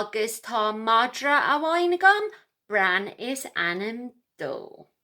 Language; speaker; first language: Irish; non-native, local second language; English